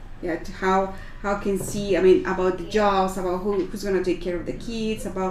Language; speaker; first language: English; non-native, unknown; Spanish